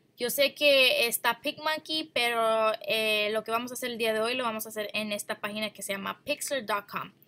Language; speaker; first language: Spanish; early bilingual, heritage; Spanish